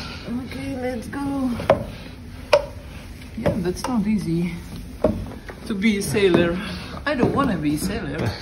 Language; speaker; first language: English; non-native, learner; Ukrainian